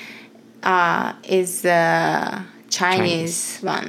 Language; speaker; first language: English; non-native, fluent; Japanese